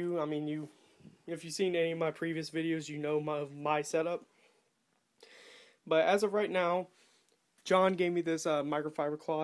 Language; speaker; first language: English; native; English